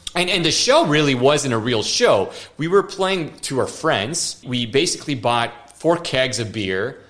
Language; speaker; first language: English; non-native, fluent; French